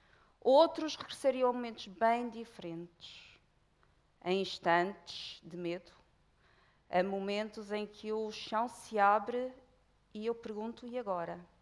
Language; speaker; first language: Portuguese; native; Portuguese